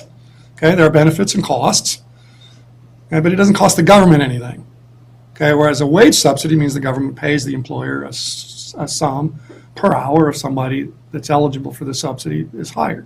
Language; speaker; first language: English; native; English